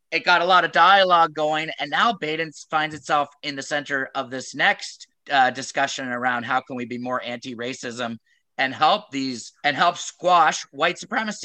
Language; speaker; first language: English; native; English